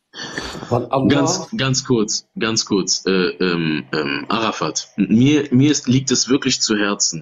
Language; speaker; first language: German; native; German